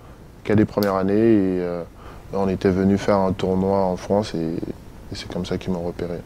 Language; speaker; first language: French; native; French